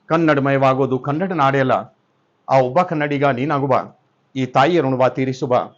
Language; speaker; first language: Kannada; non-native, local second language; Hindi